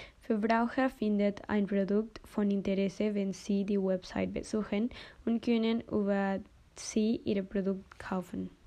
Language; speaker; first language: German; non-native, learner; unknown